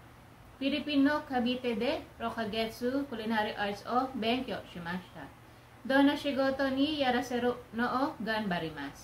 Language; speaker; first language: Japanese; non-native, learner; Filipino